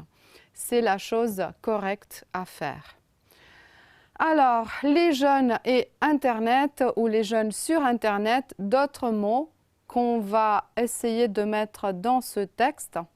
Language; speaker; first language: French; non-native, fluent; Romanian